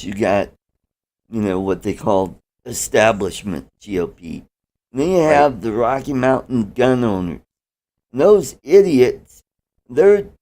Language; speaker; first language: English; native; English